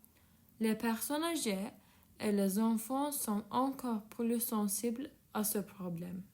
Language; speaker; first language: French; non-native, learner; Turkish